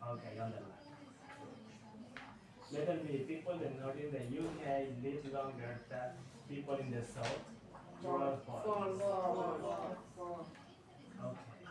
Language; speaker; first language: English; non-native, learner; Spanish